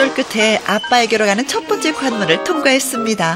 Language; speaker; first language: Korean; native; Korean